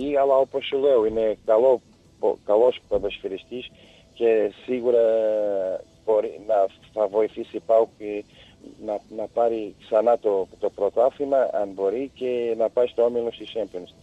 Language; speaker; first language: Greek; non-native, learner; Portuguese